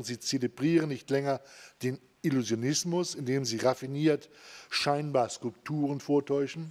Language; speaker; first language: German; native; German